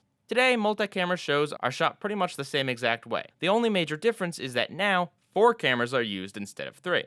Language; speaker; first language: English; native; English